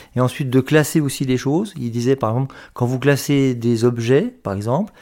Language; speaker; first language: French; native; French